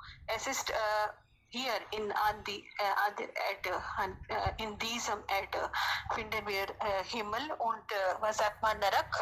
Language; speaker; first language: German; non-native, learner; Hindi